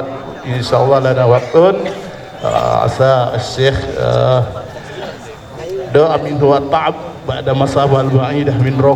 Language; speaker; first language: Arabic; non-native, fluent; Indonesian